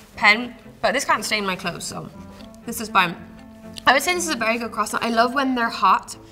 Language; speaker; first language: English; native; English